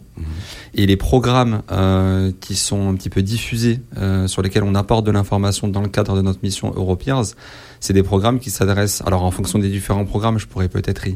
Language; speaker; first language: French; native; French